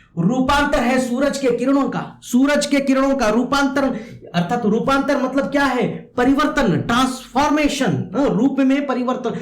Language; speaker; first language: Hindi; non-native, local second language; Kannada